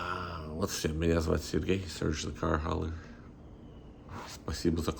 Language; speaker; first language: Russian; early bilingual, heritage; Russian